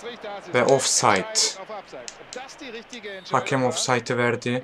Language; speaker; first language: Turkish; native; Turkish